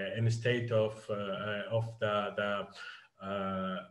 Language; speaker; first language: English; non-native, fluent; Arabic